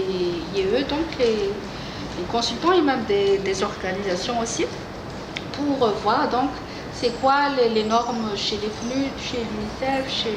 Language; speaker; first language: French; non-native, local second language; Malagasy